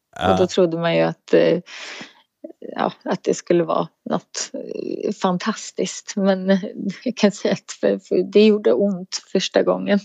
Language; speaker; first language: Swedish; native; Swedish